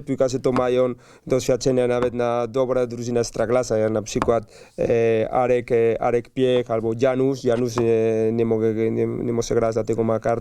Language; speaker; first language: Polish; non-native, learner; Spanish